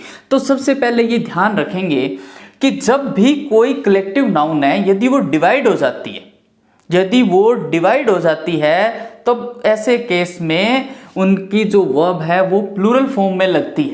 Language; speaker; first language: Hindi; native; Hindi